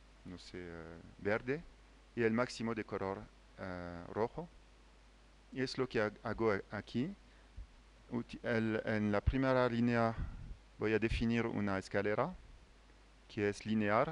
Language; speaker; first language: Spanish; non-native, fluent; French